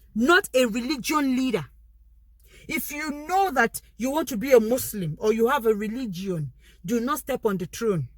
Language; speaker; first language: English; non-native, local second language; Yoruba